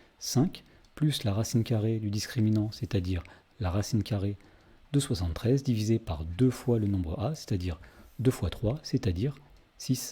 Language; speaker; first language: French; native; French